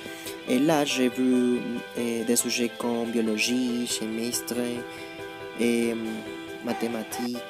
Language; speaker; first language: French; non-native, learner; Spanish